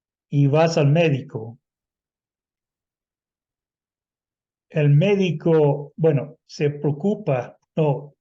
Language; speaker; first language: Spanish; non-native, fluent; English